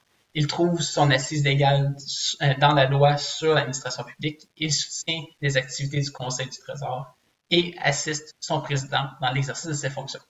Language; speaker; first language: French; native; French